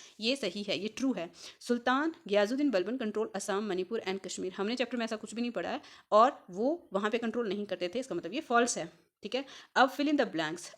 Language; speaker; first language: Hindi; native; Hindi